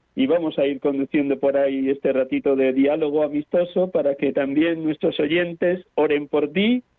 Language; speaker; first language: Spanish; native; Spanish